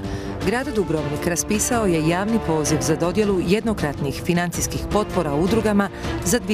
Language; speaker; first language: Serbian; native; Serbian